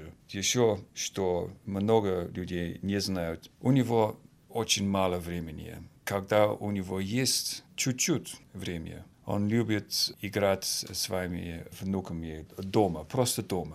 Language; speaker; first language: Russian; non-native, fluent; Finnish